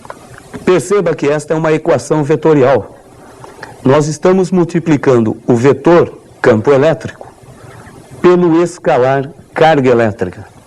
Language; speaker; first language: Portuguese; native; Portuguese